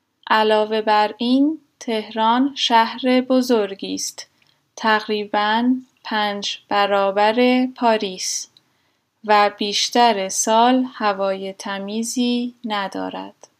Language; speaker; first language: Persian; non-native, fluent; German